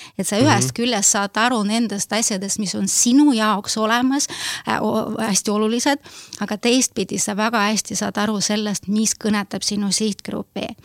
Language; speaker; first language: Estonian; non-native, local second language; Russian